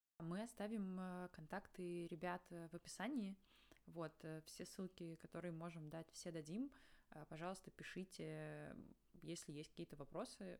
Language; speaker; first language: Russian; native; Russian